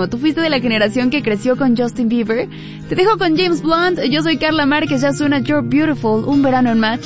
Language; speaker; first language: Spanish; native; Spanish